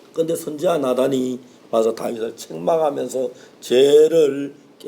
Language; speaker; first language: Korean; native; Korean